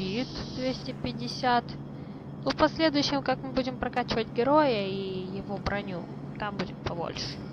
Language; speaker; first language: Russian; native; Russian